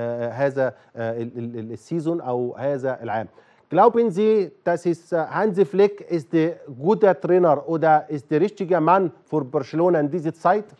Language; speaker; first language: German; non-native, learner; Arabic